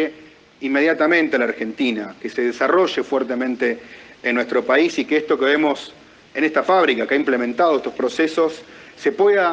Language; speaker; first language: Spanish; native; Spanish